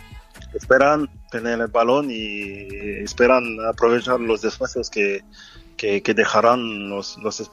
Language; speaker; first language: Spanish; non-native, fluent; French